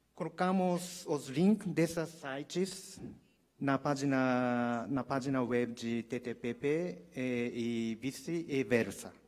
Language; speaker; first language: Portuguese; non-native, learner; Japanese